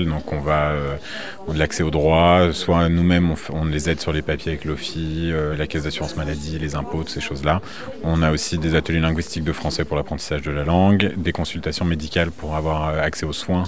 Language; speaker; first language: French; native; French